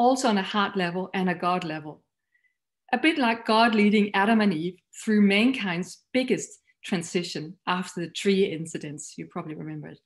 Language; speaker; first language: English; non-native, fluent; Danish